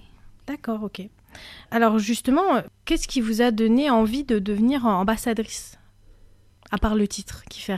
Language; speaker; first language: French; native; French